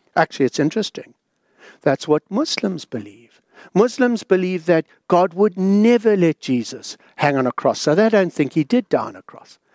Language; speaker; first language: English; native; English